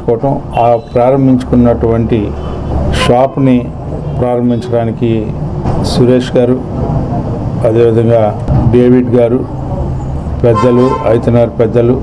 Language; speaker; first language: Telugu; native; Telugu